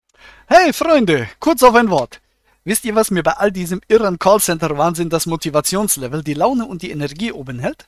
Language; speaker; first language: German; native; German